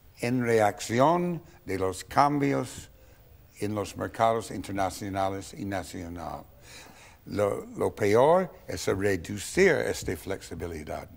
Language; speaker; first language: Spanish; non-native, fluent; English